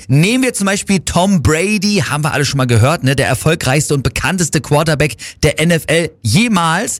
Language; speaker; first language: German; native; German